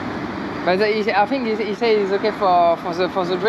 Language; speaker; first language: English; non-native, learner; French